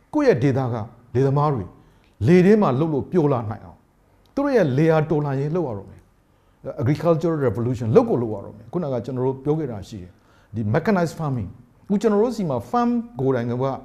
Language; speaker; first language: Burmese; native; Burmese